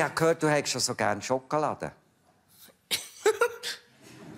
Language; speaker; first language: German; native; German